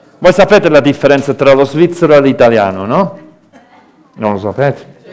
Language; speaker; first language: Italian; native; Italian